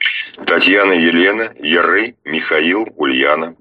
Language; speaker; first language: Russian; native; Russian